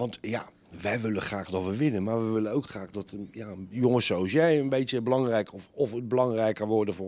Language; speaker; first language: Dutch; native; Dutch